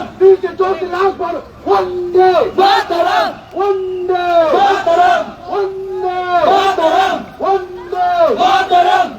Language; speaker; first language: Hindi; non-native, local second language; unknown